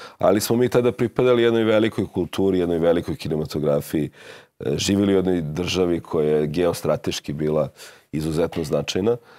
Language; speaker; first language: Serbian; native; Serbian